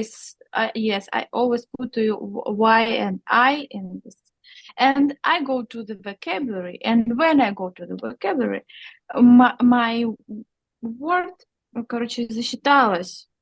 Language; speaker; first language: English; non-native, learner; Russian